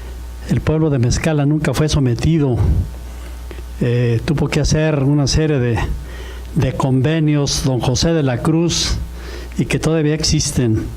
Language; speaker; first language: Spanish; native; Spanish